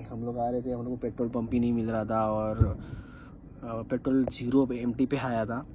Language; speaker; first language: Hindi; non-native, local second language; Marathi